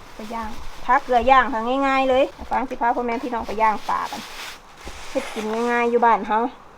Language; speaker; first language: Thai; native; Thai